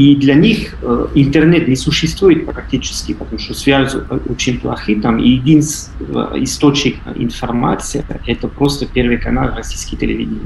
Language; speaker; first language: Russian; non-native, fluent; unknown